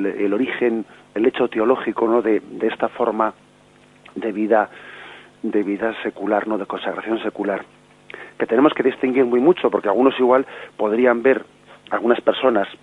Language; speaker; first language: Spanish; native; Spanish